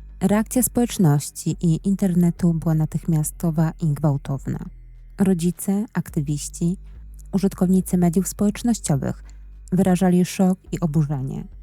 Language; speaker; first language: Polish; native; Polish